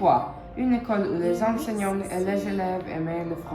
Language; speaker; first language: French; non-native, learner; Serbian